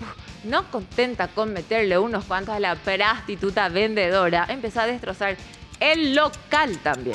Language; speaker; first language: Spanish; native; Spanish